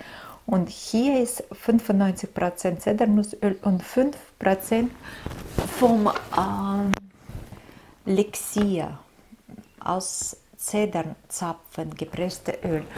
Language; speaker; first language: German; non-native, fluent; Russian